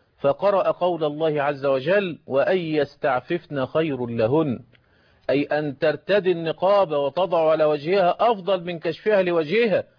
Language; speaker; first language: Arabic; native; Arabic